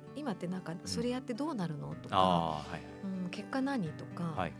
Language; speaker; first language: Japanese; early bilingual, heritage; English